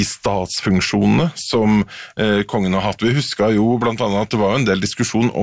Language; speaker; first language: Norwegian; native; Norwegian